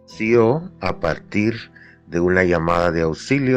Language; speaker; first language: Spanish; native; Spanish